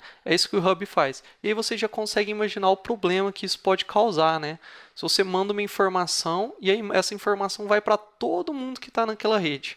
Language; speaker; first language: Portuguese; native; Portuguese